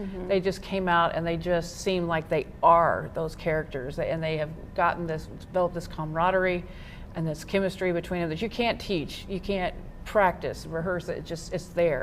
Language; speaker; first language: English; native; English